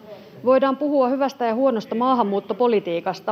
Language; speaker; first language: Finnish; native; Finnish